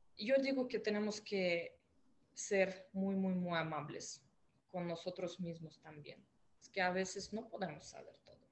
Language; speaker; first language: Spanish; non-native, fluent; Russian